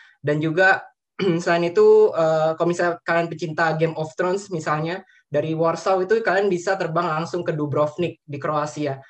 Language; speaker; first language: Indonesian; native; Indonesian